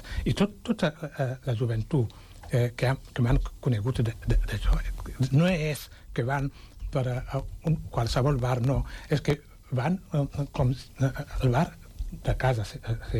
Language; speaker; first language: Catalan; non-native, fluent; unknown